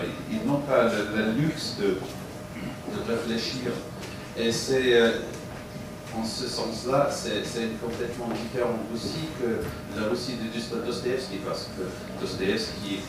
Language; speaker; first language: French; non-native, fluent; English